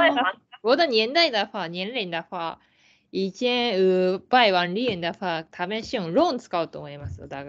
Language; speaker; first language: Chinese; non-native, learner; Japanese